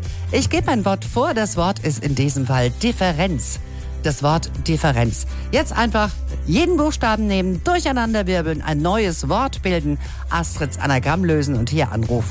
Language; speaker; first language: German; native; German